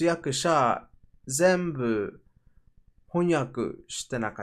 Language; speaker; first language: Japanese; non-native, learner; Spanish